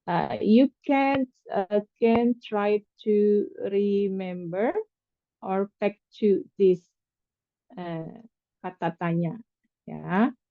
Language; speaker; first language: English; non-native, fluent; Indonesian